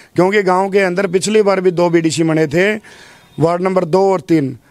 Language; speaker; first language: Hindi; native; Hindi